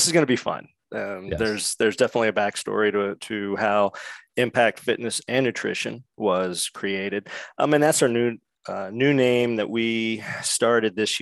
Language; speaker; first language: English; native; English